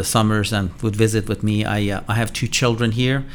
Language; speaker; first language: English; non-native, fluent; Persian